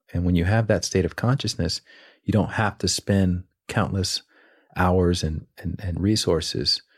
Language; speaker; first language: English; native; English